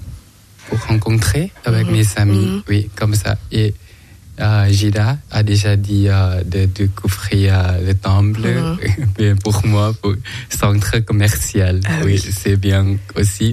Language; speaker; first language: French; non-native, learner; Thai